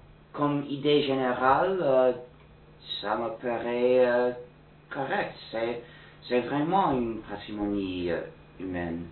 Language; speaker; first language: French; non-native, fluent; English